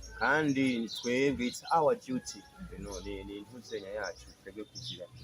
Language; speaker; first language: Rundi; early bilingual, heritage; Rundi